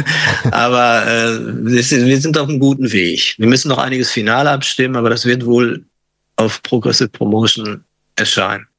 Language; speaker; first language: German; native; German